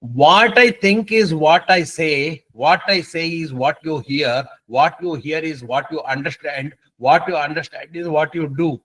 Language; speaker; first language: English; non-native, local second language; Kannada